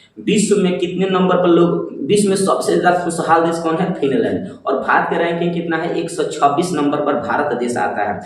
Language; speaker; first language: Hindi; native; Hindi